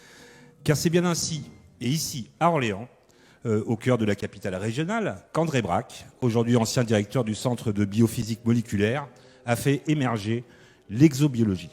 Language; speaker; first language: French; native; French